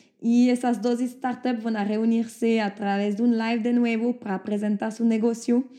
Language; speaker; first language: Spanish; non-native, fluent; French